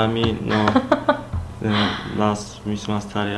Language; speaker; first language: Spanish; non-native, learner; Turkish